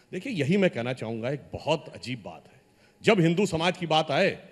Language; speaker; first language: Hindi; native; Hindi